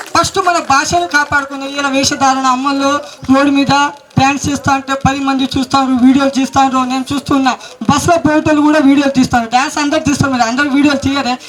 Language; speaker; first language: Telugu; non-native, local second language; Lambadi